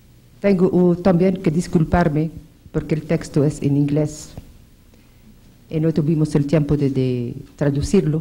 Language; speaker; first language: Spanish; non-native, fluent; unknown